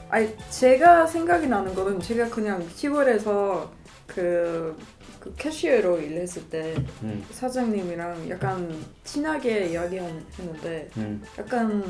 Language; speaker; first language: Korean; non-native, learner; Swedish